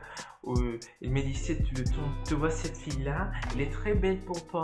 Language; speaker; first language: French; non-native, learner; Spanish